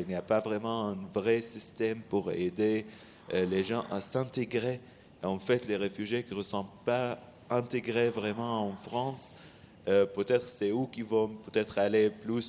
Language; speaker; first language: French; non-native, learner; Arabic